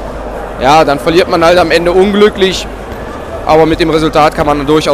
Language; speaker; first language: German; native; German